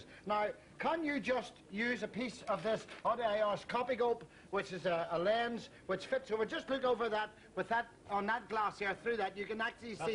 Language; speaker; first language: English; native; English